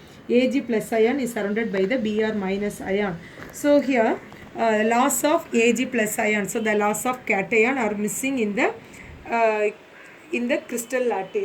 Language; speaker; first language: English; non-native, local second language; Tamil